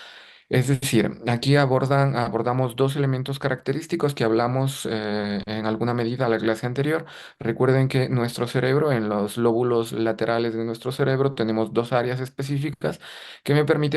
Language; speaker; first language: Spanish; native; Spanish